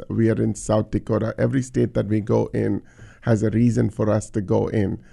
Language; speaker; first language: English; non-native, local second language; Tamil